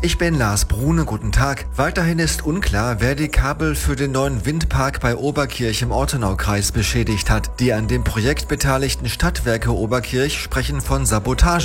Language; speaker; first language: German; native; German